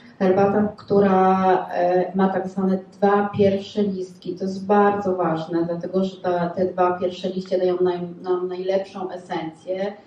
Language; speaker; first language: Polish; native; Polish